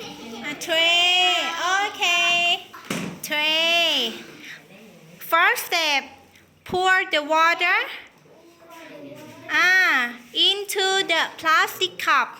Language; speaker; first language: English; non-native, learner; Thai